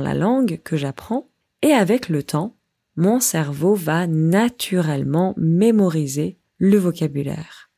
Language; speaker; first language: French; native; French